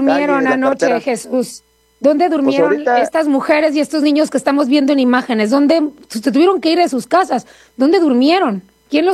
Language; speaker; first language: Spanish; native; Spanish